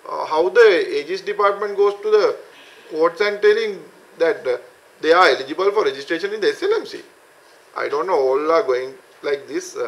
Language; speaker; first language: English; non-native, local second language; Sinhala